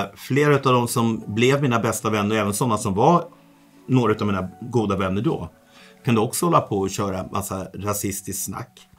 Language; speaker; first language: Swedish; early bilingual, other home language; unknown